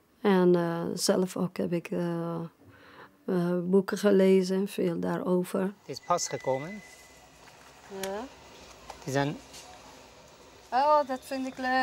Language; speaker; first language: Dutch; non-native, fluent; Persian